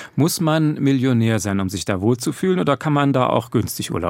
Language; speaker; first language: German; native; German